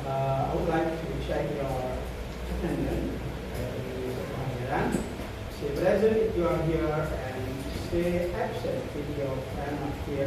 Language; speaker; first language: English; non-native, fluent; Indonesian